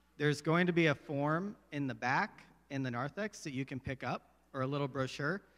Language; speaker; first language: English; native; English